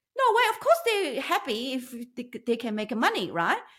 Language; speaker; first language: English; non-native, learner; Chinese